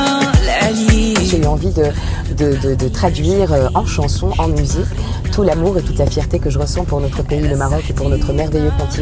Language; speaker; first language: French; non-native, local second language; Arabic